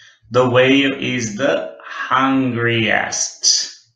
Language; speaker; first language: English; non-native, fluent; Portuguese